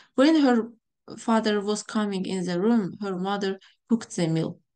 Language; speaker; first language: English; non-native, fluent; Azerbaijani